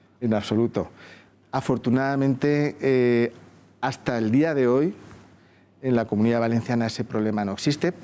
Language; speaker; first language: Spanish; native; Spanish